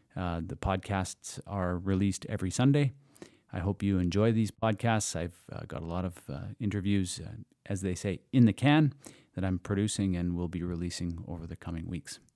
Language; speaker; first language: English; native; English